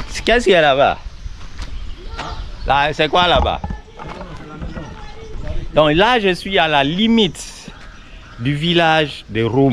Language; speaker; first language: French; non-native, local second language; Susu